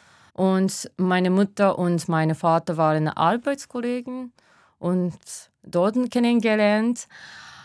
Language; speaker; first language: German; non-native, learner; Japanese